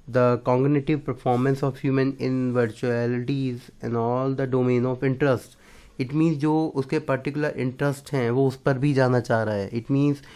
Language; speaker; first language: Hindi; native; Hindi